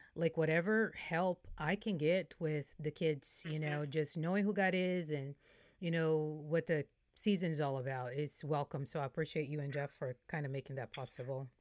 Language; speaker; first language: English; non-native, fluent; Portuguese